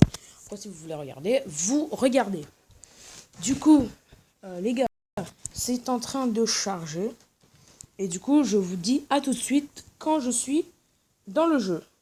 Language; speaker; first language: French; native; French